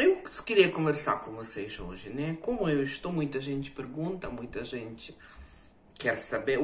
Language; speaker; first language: Portuguese; non-native, fluent; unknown